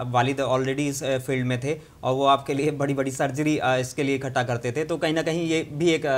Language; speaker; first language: Hindi; non-native, local second language; Urdu